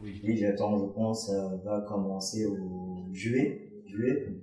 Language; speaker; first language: French; non-native, learner; Arabic